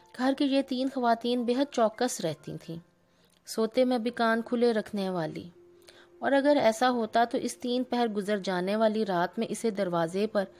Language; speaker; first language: Urdu; native; Urdu